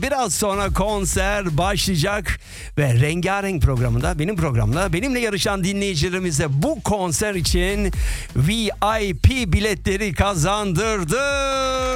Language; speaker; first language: Turkish; early bilingual, other home language; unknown